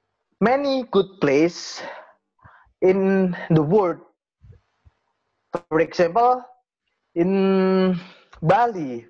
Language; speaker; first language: English; non-native, learner; Indonesian